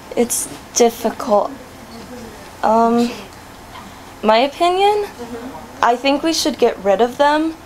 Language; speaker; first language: English; native; English